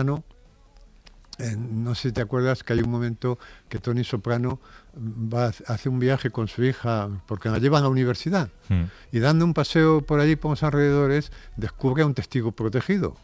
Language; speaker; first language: Spanish; native; Spanish